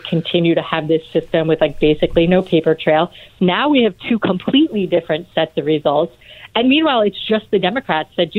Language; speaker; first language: English; native; English